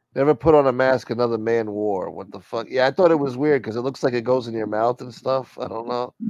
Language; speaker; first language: English; native; English